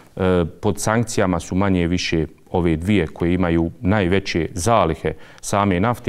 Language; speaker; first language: Serbian; native; Serbian